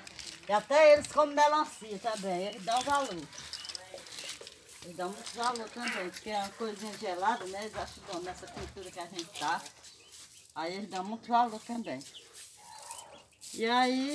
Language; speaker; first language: Portuguese; native; Portuguese